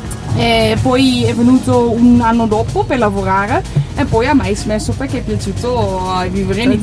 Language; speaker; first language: Italian; non-native, fluent; Dutch